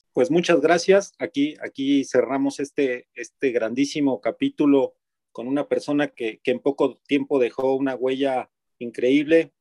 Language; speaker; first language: Spanish; native; Spanish